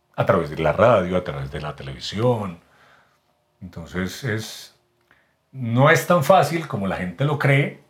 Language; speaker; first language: Spanish; native; Spanish